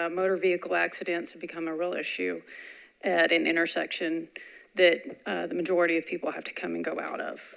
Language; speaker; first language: English; native; English